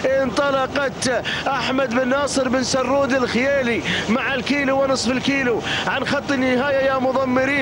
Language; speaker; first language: Arabic; native; Arabic